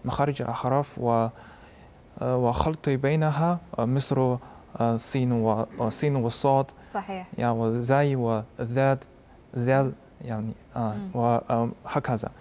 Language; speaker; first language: Arabic; non-native, learner; Chinese